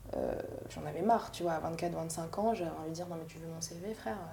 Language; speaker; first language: French; native; French